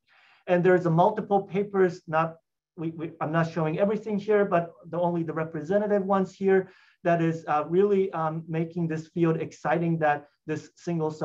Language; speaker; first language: English; non-native, fluent; Japanese